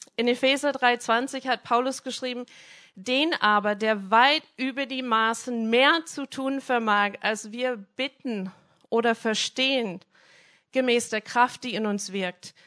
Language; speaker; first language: German; non-native, fluent; English